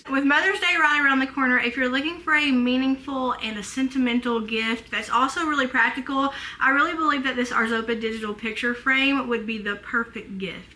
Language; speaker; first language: English; native; English